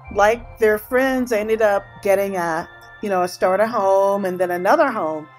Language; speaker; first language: English; native; English